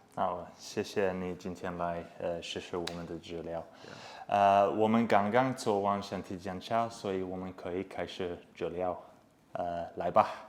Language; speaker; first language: Chinese; non-native, learner; English